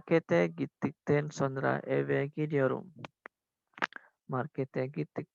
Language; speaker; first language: Turkish; non-native, learner; Indonesian